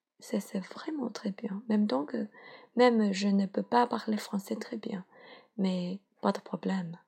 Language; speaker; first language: French; non-native, learner; Chinese